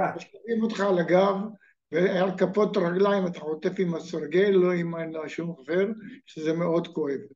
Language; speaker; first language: Hebrew; native; Hebrew